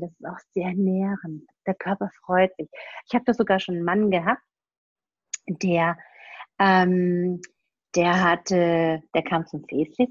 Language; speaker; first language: German; native; German